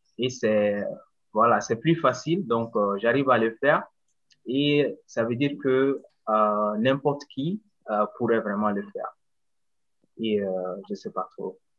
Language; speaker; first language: French; non-native, local second language; Bambara